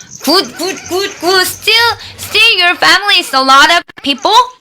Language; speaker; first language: English; non-native, learner; Korean